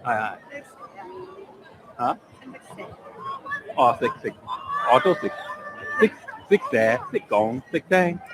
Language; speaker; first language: Cantonese; non-native, learner; English